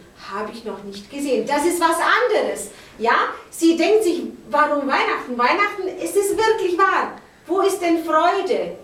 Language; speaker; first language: German; native; German